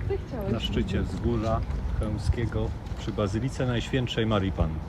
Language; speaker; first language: Polish; native; Polish